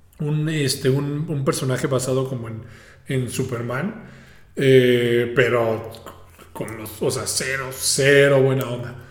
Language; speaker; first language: Spanish; native; Spanish